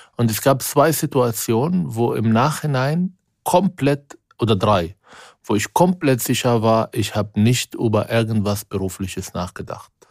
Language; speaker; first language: German; non-native, fluent; Arabic